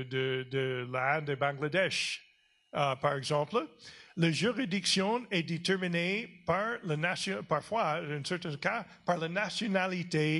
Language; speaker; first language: French; non-native, fluent; English